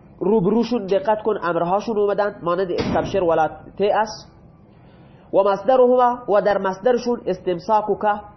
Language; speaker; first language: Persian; non-native, local second language; Baluchi